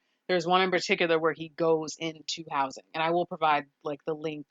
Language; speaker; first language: English; native; English